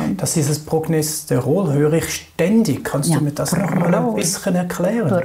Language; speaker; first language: German; native; German